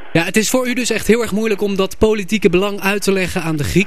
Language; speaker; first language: Dutch; native; Dutch